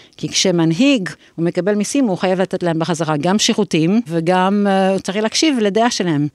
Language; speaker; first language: Hebrew; non-native, fluent; English